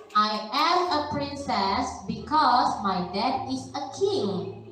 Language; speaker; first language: English; non-native, fluent; Indonesian